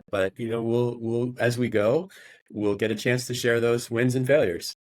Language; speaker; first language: English; native; English